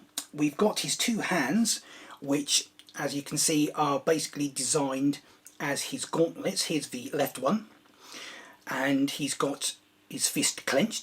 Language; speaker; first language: English; native; English